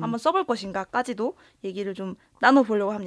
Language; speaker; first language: Korean; native; Korean